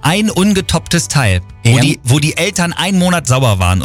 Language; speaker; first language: German; native; German